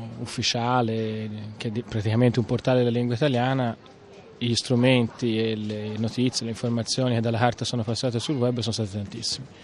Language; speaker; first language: Italian; native; Italian